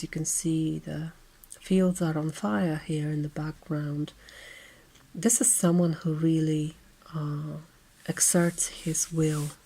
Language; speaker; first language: English; non-native, fluent; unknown